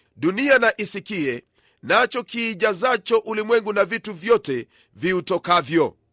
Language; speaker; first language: Swahili; non-native, local second language; Luyia